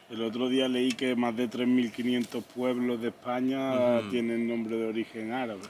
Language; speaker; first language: Spanish; native; Spanish